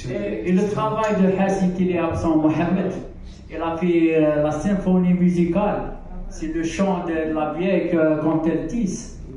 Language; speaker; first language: French; non-native, local second language; Arabic